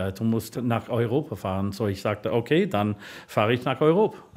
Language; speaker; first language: German; non-native, fluent; English